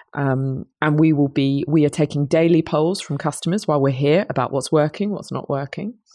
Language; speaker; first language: English; native; English